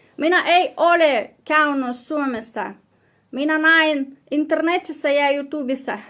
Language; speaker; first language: Finnish; non-native, learner; Russian